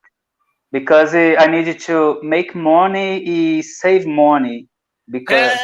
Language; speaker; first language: English; non-native, learner; Portuguese